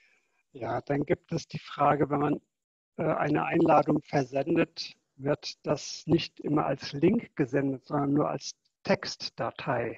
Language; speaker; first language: German; native; German